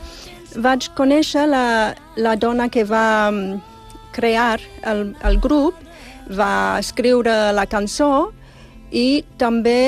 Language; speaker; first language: Catalan; non-native, fluent; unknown